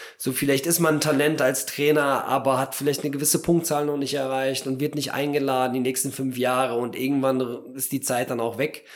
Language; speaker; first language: German; early bilingual, other home language; Polish